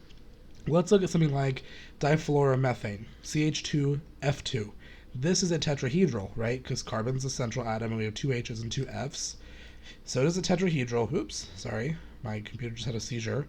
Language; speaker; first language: English; native; English